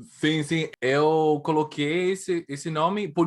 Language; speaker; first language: Portuguese; non-native, learner; English